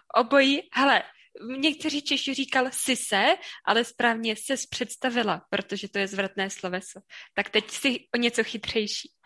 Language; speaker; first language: Czech; native; Czech